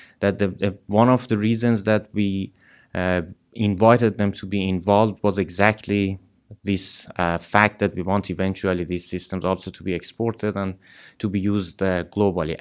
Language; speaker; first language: English; non-native, fluent; Persian